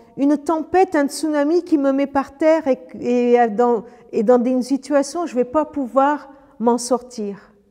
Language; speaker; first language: French; early bilingual, other home language; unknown